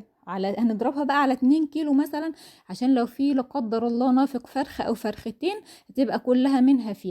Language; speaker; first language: Arabic; native; Arabic